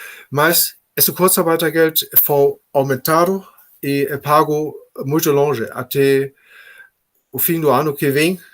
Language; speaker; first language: Portuguese; non-native, fluent; German